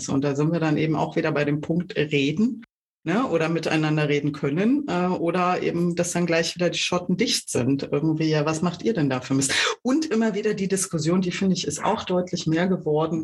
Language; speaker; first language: German; native; German